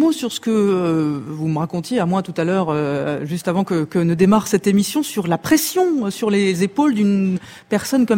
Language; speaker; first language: French; native; French